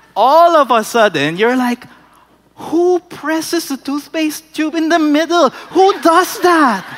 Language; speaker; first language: English; non-native, local second language; Filipino